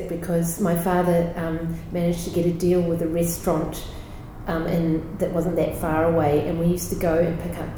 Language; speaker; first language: English; native; English